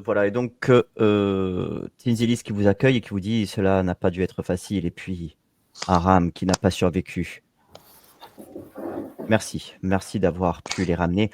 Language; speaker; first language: French; native; French